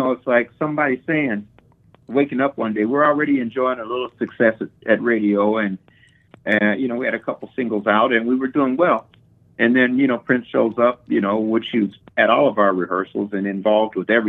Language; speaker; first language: English; native; English